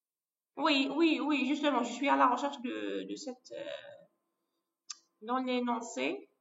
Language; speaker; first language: French; non-native, local second language; Arabic